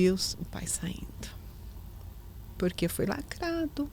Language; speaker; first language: Portuguese; native; Portuguese